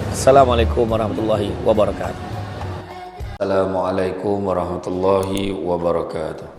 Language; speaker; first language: Malay; native; Malay